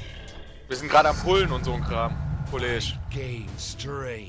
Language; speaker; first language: German; native; German